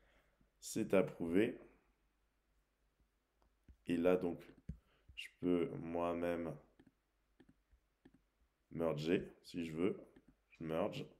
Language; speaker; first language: French; native; French